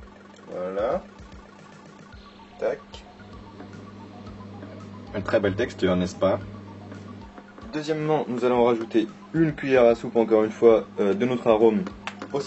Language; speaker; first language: French; native; French